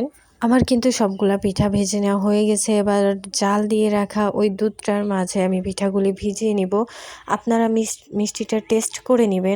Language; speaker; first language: Bangla; native; Bangla